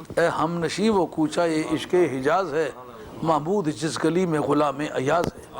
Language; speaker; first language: Urdu; non-native, local second language; Punjabi